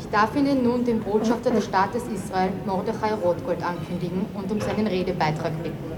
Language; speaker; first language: German; native; German